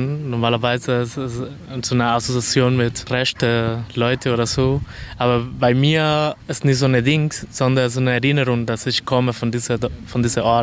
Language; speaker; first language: German; non-native, fluent; Spanish